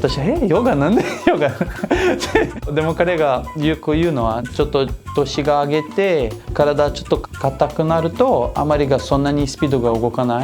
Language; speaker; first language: Japanese; non-native, learner; Portuguese